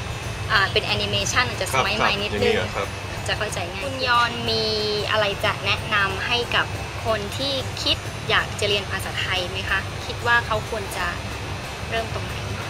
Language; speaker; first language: Thai; native; Thai